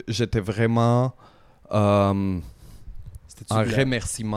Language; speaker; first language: French; native; French